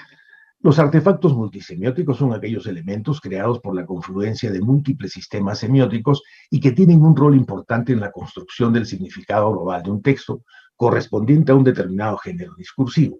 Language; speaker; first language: Spanish; native; Spanish